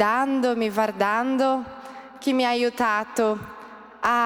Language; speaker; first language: Italian; early bilingual, heritage; Portuguese